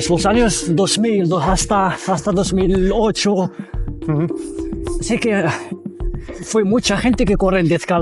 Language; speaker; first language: Spanish; non-native, fluent; Arabic